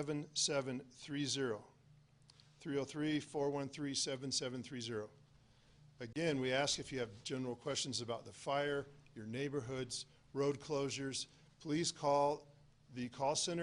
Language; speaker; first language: English; native; English